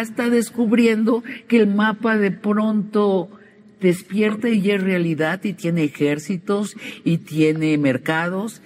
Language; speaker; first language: Spanish; native; Spanish